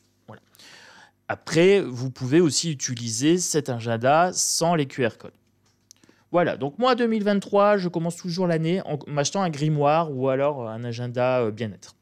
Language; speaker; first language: French; native; French